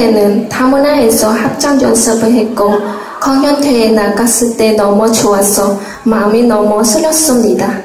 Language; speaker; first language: Korean; non-native, learner; Khmer